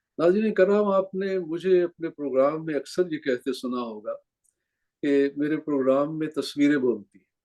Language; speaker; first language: Urdu; native; Urdu